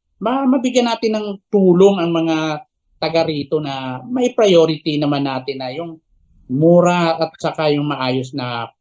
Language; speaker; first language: Filipino; native; Filipino